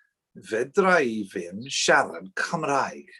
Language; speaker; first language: Welsh; non-native, learner; English